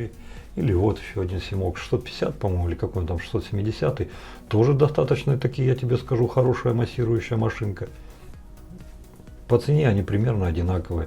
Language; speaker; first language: Russian; native; Russian